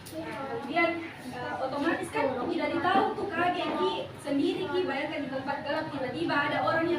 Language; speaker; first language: Indonesian; native; Indonesian